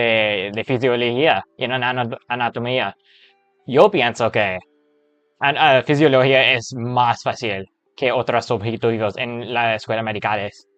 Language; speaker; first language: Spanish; non-native, learner; English